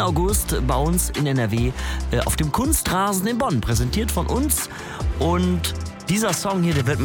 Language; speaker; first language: German; native; German